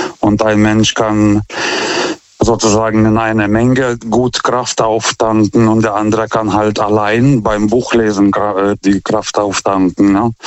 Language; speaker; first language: German; non-native, fluent; Lithuanian